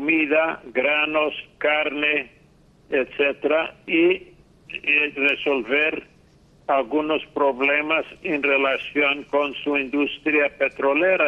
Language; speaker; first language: Spanish; non-native, fluent; English